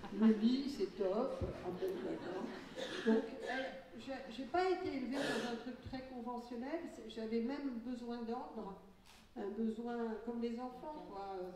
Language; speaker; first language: French; early bilingual, other home language; Catalan